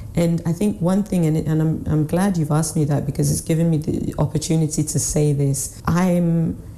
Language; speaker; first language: English; native; English